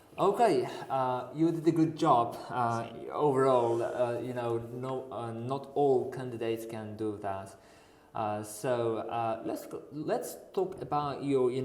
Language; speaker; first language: English; non-native, fluent; Uzbek